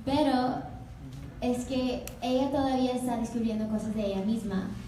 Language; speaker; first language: Spanish; early bilingual, other home language; English